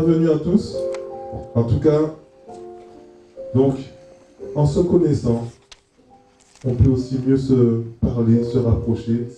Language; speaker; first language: French; native; French